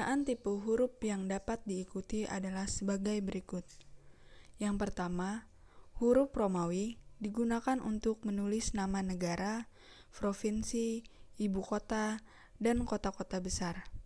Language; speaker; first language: Indonesian; native; Indonesian